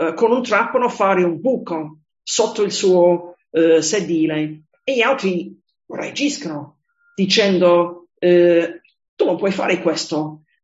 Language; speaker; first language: Italian; non-native, fluent; English